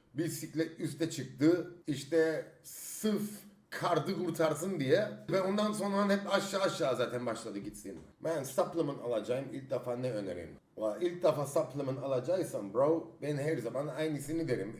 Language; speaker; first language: Turkish; early bilingual, heritage; Turkish